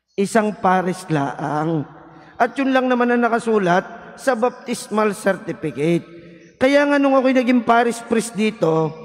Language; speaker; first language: Filipino; native; Filipino